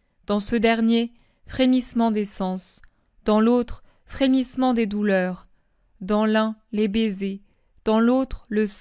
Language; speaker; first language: French; native; French